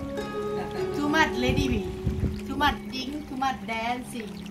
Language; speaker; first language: English; non-native, learner; Thai